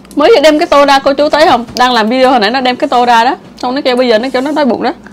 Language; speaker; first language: Vietnamese; non-native, local second language; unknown